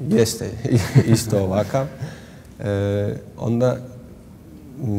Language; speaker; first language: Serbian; non-native, learner; Turkish